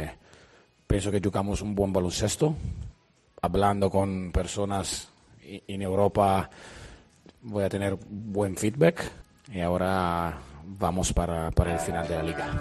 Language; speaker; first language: Spanish; non-native, fluent; Italian